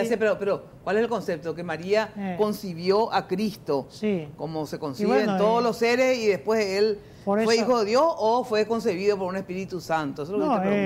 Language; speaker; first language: Spanish; native; Spanish